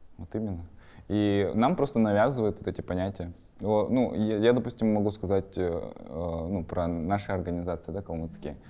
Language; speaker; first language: Russian; native; Russian